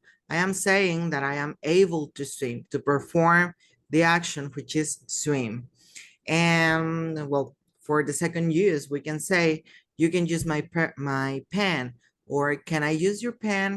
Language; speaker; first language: English; non-native, fluent; Spanish